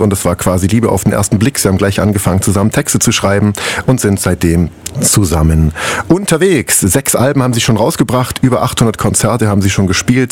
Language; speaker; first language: German; native; German